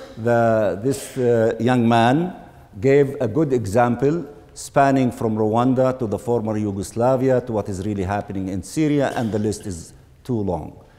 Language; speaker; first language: English; non-native, fluent; Arabic